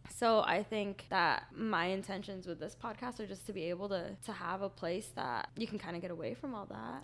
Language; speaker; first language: English; native; English